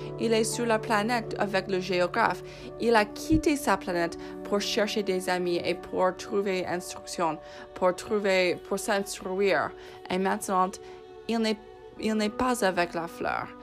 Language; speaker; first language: French; non-native, fluent; English